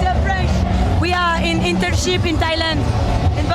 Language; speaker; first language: English; non-native, learner; French